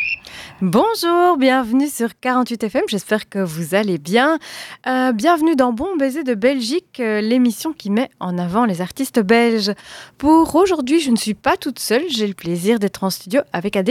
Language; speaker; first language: French; native; French